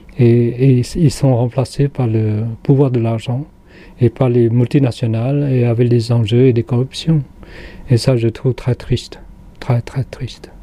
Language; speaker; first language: French; non-native, fluent; Khmer